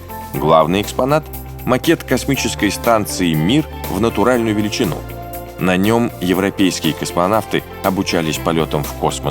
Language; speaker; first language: Russian; native; Russian